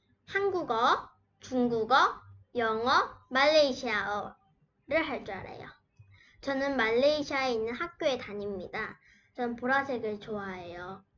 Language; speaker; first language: Korean; early bilingual, heritage; Korean